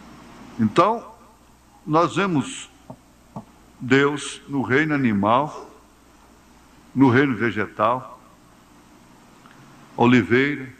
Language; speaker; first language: Portuguese; native; Portuguese